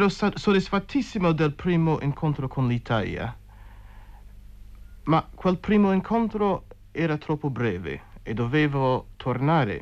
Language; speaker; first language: Italian; non-native, fluent; English